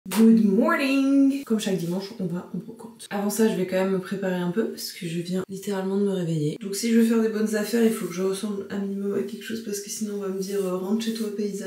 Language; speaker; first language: French; native; French